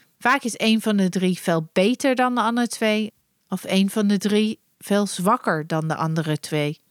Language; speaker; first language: Dutch; non-native, fluent; English